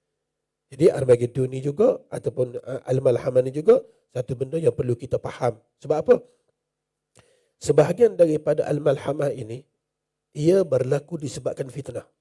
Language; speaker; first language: Malay; native; Malay